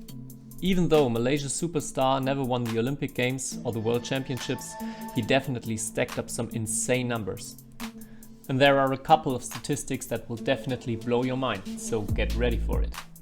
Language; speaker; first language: English; non-native, fluent; German